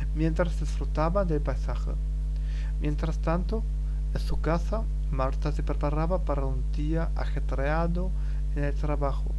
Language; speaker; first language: Spanish; non-native, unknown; German